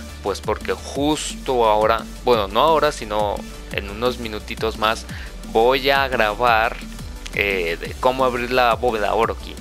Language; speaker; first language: Spanish; native; Spanish